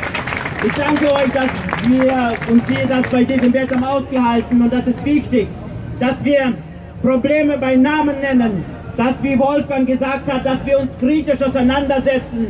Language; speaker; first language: German; non-native, fluent; Russian